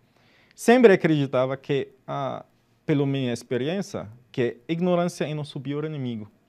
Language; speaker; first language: Portuguese; non-native, fluent; Arabic